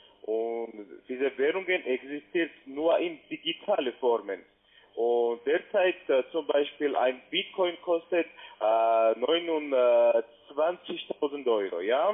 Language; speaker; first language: German; non-native, learner; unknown